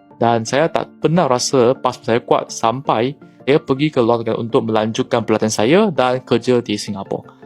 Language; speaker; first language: Malay; native; Malay